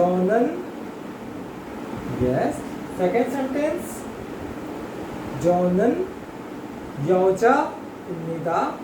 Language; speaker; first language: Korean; non-native, fluent; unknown